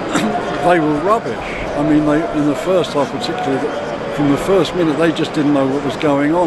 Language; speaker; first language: English; native; English